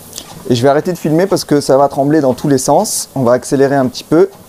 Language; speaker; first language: French; native; French